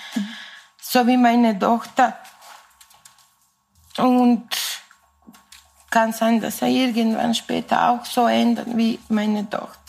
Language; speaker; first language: German; non-native, fluent; Serbian